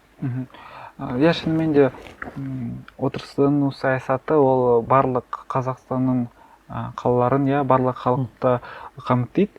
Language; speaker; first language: Kazakh; native; Kazakh